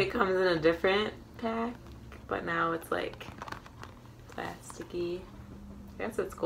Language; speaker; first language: English; native; English